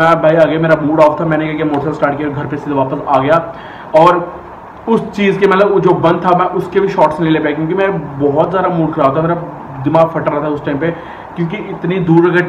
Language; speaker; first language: Hindi; native; Hindi